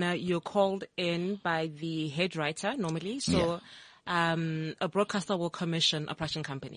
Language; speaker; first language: English; non-native, local second language; Tswana